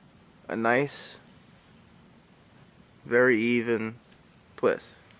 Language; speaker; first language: English; native; English